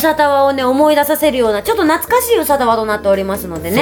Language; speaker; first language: Japanese; native; Japanese